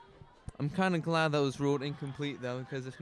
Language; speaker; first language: English; native; English